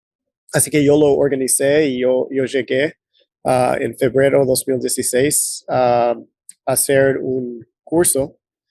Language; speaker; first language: Spanish; non-native, fluent; English